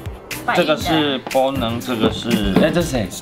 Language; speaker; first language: Chinese; native; Chinese